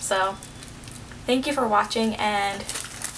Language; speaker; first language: English; native; English